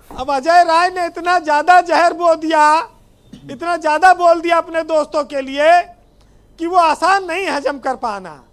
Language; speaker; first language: Hindi; native; Hindi